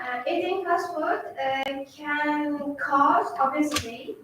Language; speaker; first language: English; non-native, learner; Uzbek